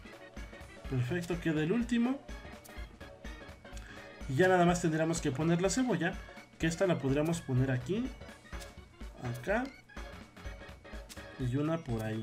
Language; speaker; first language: Spanish; native; Spanish